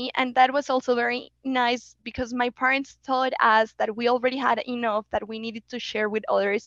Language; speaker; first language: English; non-native, fluent; Spanish